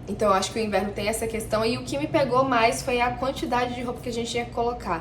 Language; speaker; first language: Portuguese; native; Portuguese